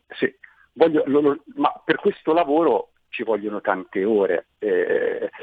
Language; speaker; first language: Italian; native; Italian